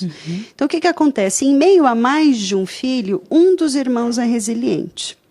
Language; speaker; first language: Portuguese; native; Portuguese